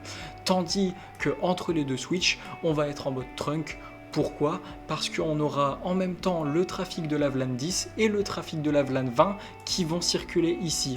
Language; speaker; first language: French; native; French